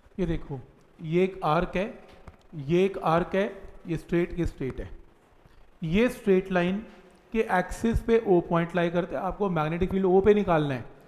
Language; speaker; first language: Hindi; native; Hindi